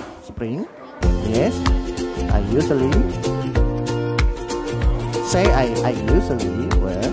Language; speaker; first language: English; non-native, fluent; Indonesian